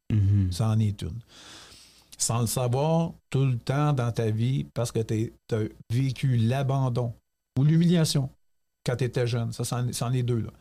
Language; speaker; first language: French; native; French